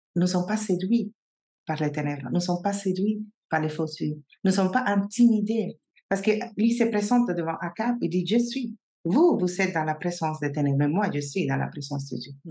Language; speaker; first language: French; non-native, fluent; Spanish